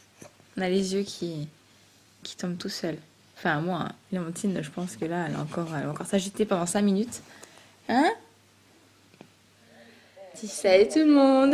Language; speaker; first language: French; native; French